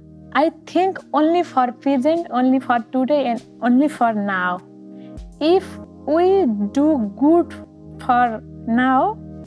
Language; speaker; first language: English; non-native, learner; Nepali